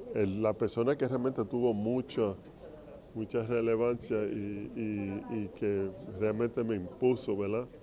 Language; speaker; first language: Spanish; early bilingual, heritage; Spanish